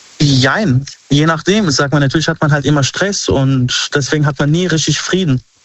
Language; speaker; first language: German; early bilingual, other home language; Arabic